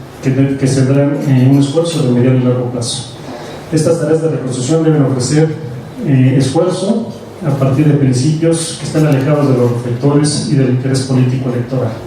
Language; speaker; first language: Spanish; native; Spanish